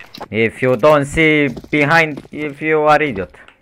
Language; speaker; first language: English; non-native, learner; Romanian